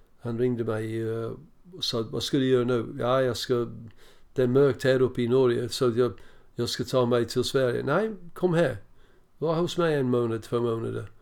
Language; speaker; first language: Swedish; non-native, fluent; English